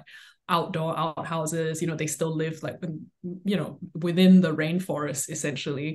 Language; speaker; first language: English; native; English